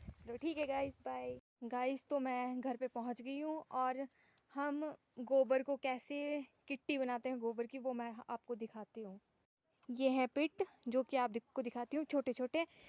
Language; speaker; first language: Hindi; native; Hindi